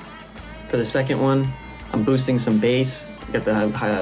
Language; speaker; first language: English; native; English